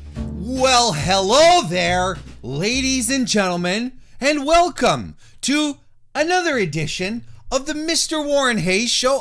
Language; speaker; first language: English; native; English